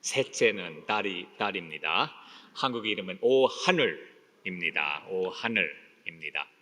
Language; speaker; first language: Korean; early bilingual, heritage; Korean